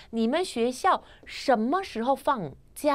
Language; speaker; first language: Chinese; non-native, fluent; Korean